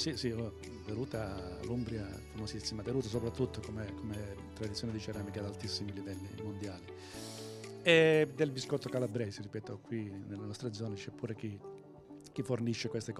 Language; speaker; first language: Italian; native; Italian